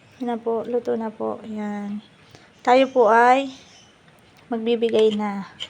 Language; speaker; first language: Filipino; native; Filipino